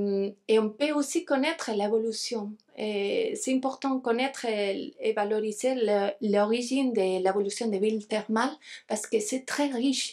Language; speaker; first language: French; non-native, fluent; Spanish